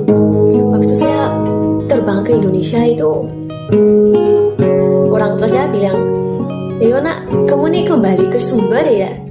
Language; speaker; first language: Indonesian; non-native, fluent; Malagasy